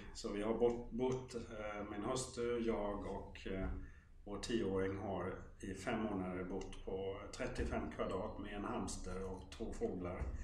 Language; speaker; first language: Swedish; non-native, fluent; German